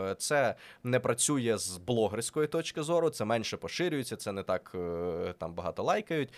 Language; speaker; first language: Ukrainian; non-native, local second language; Russian